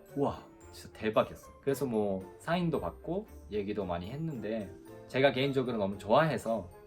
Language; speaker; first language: Korean; non-native, fluent; Japanese